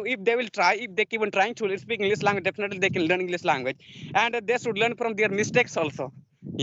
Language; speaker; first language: English; non-native, learner; Santali